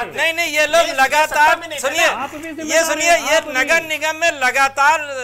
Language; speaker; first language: Hindi; native; Hindi